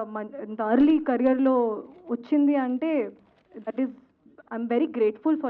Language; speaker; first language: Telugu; non-native, fluent; Hindi